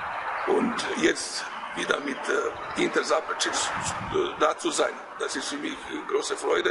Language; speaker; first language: German; non-native, fluent; Croatian